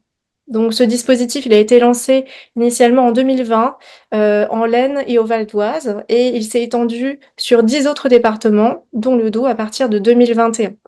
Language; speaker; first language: French; native; French